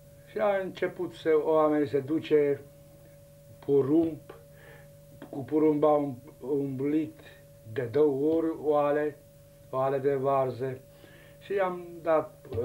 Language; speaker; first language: Romanian; non-native, local second language; Hungarian